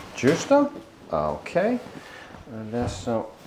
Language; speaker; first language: Italian; non-native, learner; English